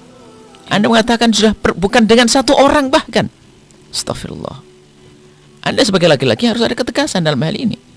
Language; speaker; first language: Indonesian; native; Indonesian